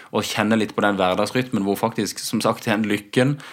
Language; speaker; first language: Norwegian; native; Norwegian